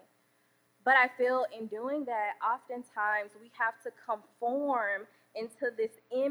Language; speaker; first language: English; native; English